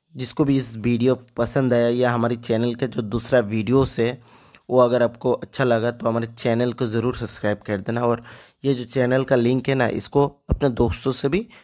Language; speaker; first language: Hindi; non-native, local second language; Bangla